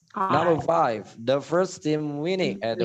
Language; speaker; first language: English; non-native, learner; Indonesian